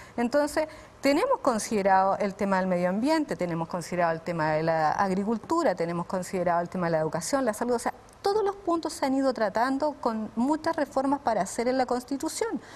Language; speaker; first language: Spanish; native; Spanish